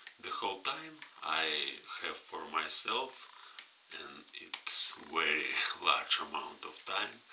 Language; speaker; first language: English; non-native, fluent; Russian